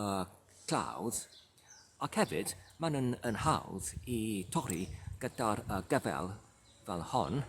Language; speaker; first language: Welsh; non-native, learner; English